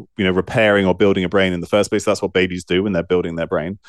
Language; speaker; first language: English; native; English